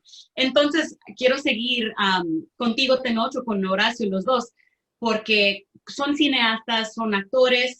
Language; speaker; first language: Spanish; early bilingual, heritage; Spanish